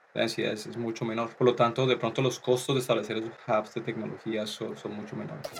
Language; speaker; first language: Spanish; native; Spanish